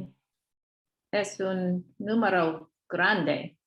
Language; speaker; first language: Spanish; non-native, learner; English